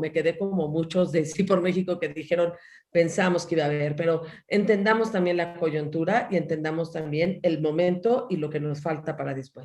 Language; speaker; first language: Spanish; native; Spanish